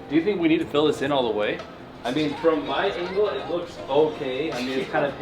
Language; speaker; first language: English; native; English